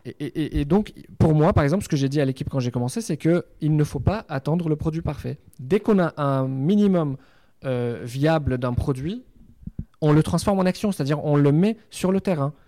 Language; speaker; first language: French; non-native, local second language; Arabic